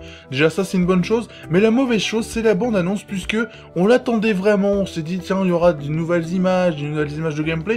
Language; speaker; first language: French; native; French